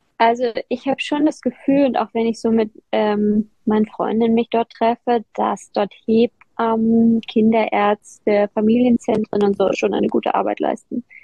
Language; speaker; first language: German; native; German